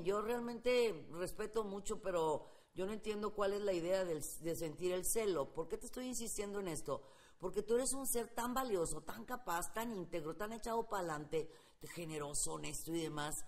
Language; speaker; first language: Spanish; native; Spanish